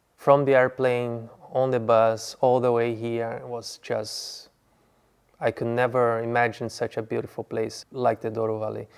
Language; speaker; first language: English; non-native, fluent; Portuguese